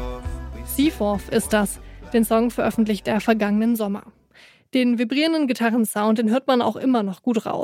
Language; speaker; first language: German; native; German